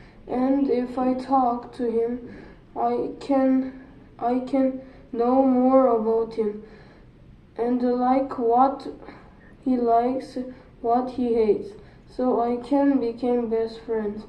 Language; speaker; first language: English; non-native, learner; Korean